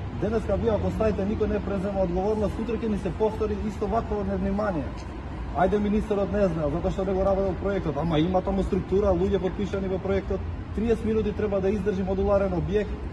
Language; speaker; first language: Macedonian; non-native, local second language; Albanian